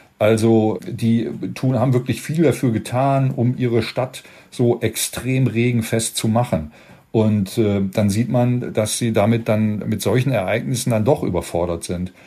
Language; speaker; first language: German; native; German